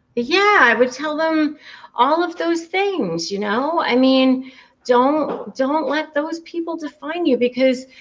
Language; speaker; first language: English; native; English